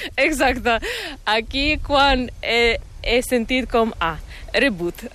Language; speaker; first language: Catalan; non-native, fluent; Ukrainian